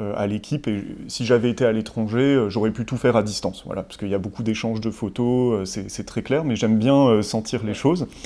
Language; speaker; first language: French; native; French